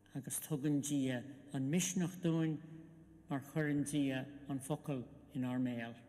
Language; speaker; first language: Irish; non-native, local second language; English